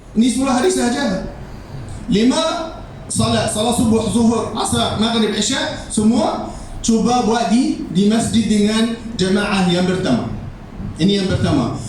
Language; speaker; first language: Malay; non-native, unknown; Arabic